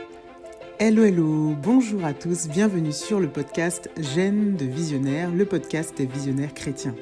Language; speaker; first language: French; native; French